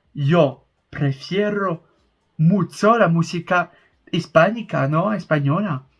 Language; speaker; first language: Spanish; non-native, fluent; French